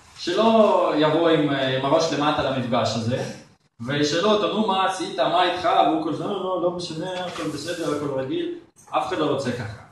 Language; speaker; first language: Hebrew; native; Hebrew